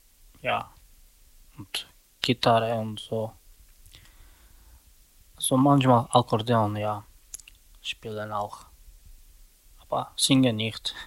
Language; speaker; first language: German; non-native, learner; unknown